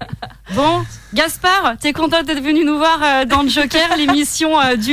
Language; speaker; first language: French; native; French